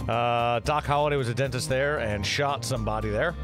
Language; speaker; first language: English; native; English